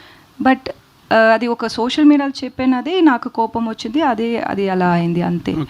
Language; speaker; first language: Telugu; non-native, fluent; Tamil